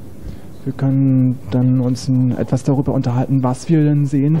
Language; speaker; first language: German; native; German